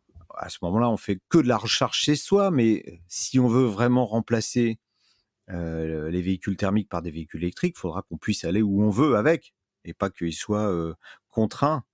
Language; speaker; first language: French; native; French